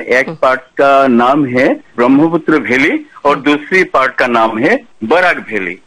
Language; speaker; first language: Hindi; non-native, local second language; Bangla